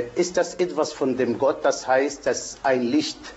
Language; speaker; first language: German; non-native, fluent; Arabic